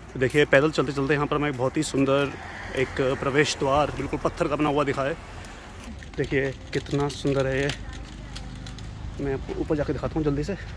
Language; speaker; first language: Hindi; native; Hindi